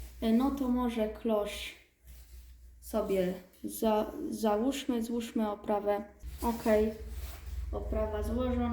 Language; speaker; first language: Polish; native; Polish